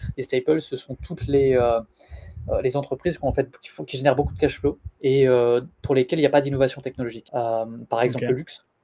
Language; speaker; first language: French; native; French